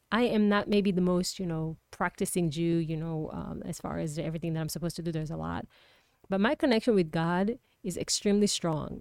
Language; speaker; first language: English; non-native, fluent; Hebrew